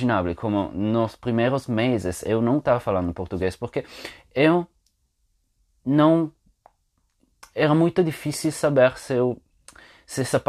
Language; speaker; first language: Portuguese; non-native, fluent; Italian